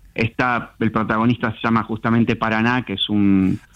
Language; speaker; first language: Spanish; native; Spanish